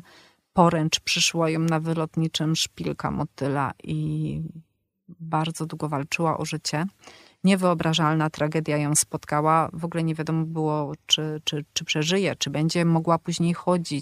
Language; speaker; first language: Polish; native; Polish